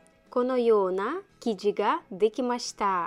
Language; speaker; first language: Japanese; non-native, learner; Russian